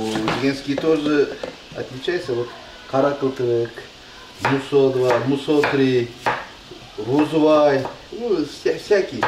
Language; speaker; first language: Russian; non-native, local second language; Uzbek